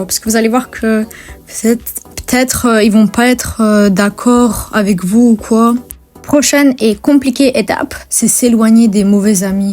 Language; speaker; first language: French; native; French